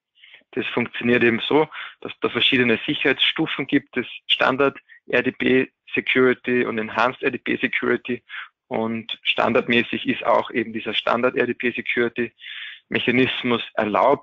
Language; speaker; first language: German; native; German